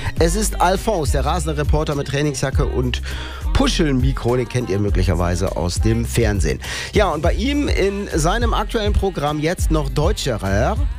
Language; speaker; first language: German; native; German